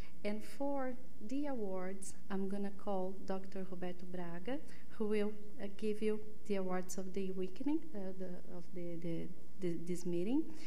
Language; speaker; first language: English; non-native, fluent; Portuguese